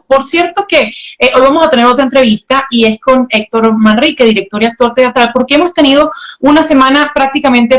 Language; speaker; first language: Spanish; native; Spanish